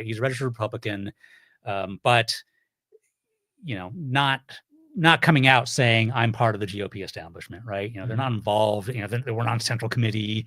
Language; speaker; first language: English; native; English